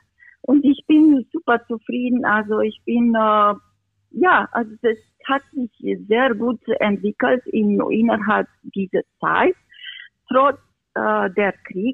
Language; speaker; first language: German; non-native, fluent; Romanian